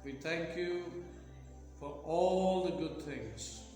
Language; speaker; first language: English; non-native, local second language; Hindi